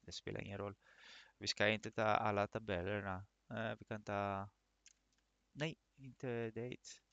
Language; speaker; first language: Swedish; non-native, fluent; Greek